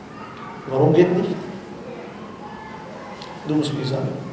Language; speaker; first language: German; non-native, learner; Arabic